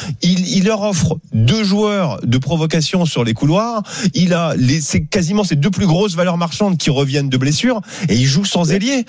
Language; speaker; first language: French; native; French